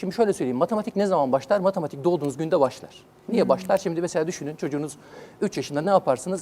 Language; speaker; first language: Turkish; native; Turkish